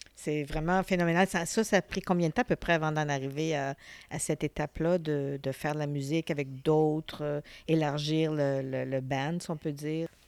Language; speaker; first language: French; native; French